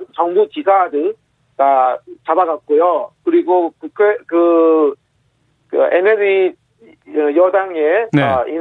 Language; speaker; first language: Korean; non-native, fluent; Burmese